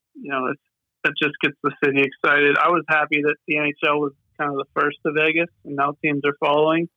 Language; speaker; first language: English; native; English